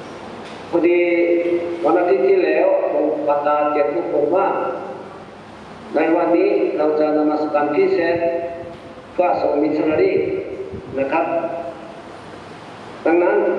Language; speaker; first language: Thai; non-native, fluent; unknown